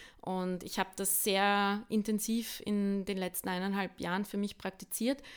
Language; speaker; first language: German; early bilingual, other home language; Bosnian